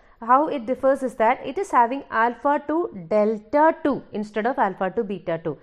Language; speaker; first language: English; non-native, local second language; Malayalam